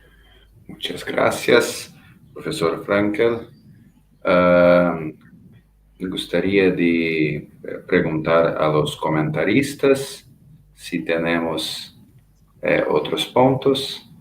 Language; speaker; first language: Spanish; non-native, fluent; Portuguese